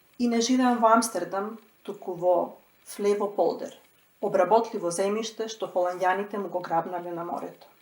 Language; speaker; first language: Macedonian; native; Macedonian